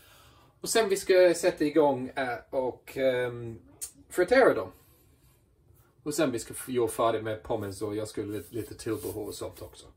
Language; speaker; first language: Swedish; non-native, fluent; English